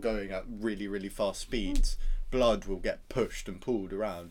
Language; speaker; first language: English; native; English